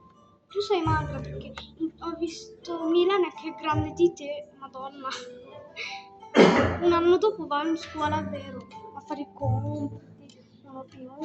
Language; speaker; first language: Italian; early bilingual, other home language; Bangla